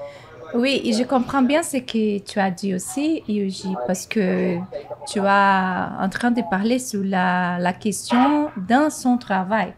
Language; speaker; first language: French; non-native, fluent; Portuguese